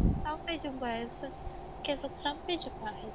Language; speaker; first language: Korean; non-native, learner; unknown